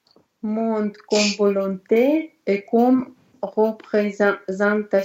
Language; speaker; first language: French; non-native, learner; Russian